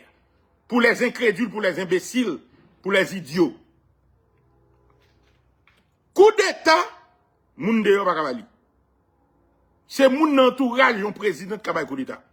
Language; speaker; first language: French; non-native, local second language; Haitian Creole